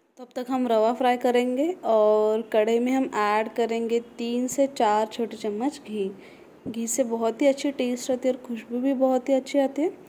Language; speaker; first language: Hindi; non-native, local second language; Marathi